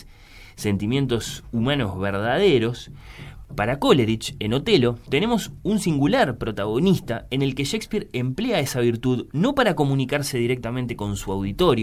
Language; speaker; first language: Spanish; native; Spanish